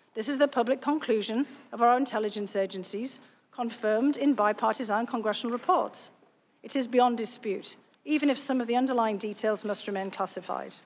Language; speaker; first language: English; native; English